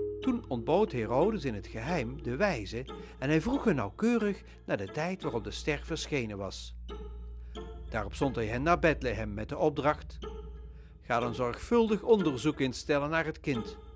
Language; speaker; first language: Dutch; native; Dutch